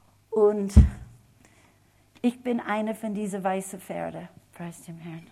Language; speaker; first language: German; non-native, fluent; English